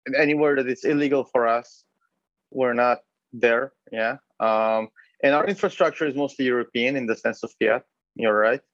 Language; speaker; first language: English; non-native, fluent; Hebrew